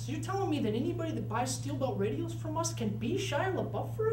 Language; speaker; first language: English; native; English